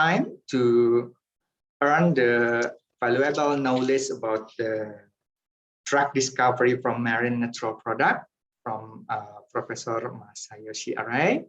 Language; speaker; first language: English; non-native, fluent; Indonesian